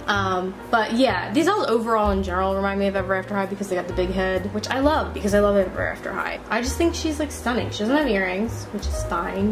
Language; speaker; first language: English; native; English